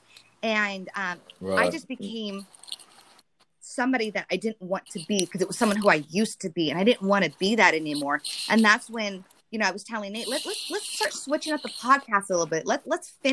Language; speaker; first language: English; native; English